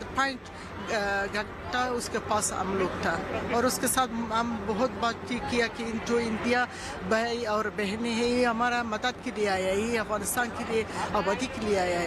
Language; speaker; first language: Hindi; non-native, learner; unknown